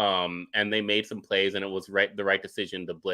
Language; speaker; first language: English; native; English